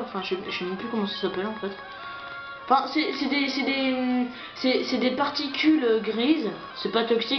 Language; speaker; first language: French; native; French